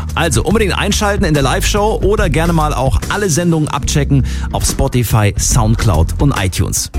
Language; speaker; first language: German; native; German